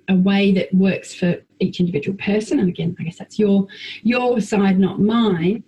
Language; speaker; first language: English; native; English